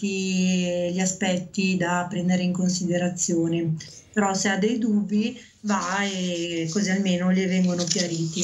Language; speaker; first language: Italian; native; Italian